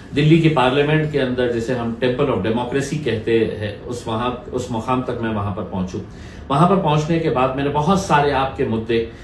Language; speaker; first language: Urdu; native; Urdu